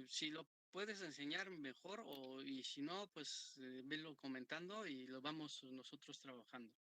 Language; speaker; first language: Spanish; native; Spanish